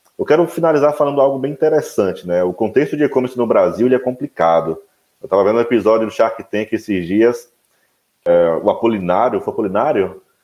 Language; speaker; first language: Portuguese; native; Portuguese